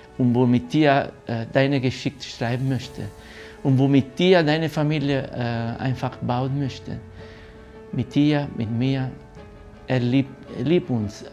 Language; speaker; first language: German; non-native, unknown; Italian